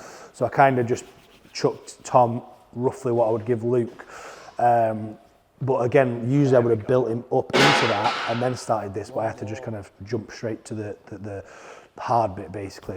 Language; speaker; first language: English; native; English